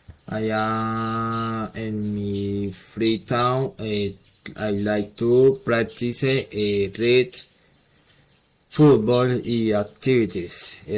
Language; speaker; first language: English; non-native, learner; Spanish